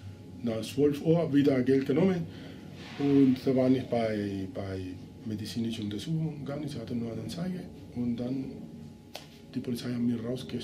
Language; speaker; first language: German; non-native, learner; Spanish